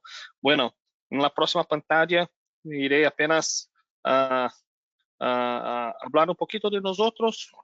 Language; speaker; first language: Spanish; non-native, learner; Portuguese